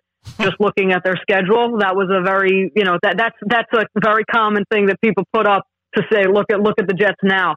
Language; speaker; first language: English; native; English